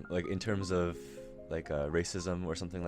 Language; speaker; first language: English; early bilingual, other home language; Japanese